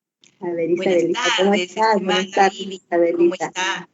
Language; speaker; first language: Spanish; native; Spanish